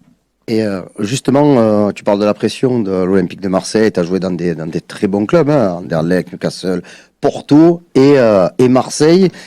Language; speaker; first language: French; native; French